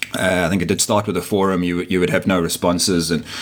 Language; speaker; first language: English; native; English